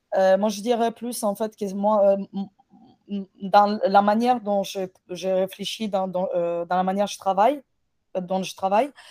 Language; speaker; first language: French; non-native, fluent; Ukrainian